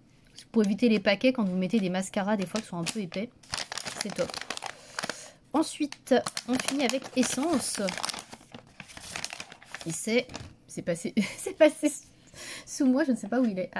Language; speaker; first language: French; native; French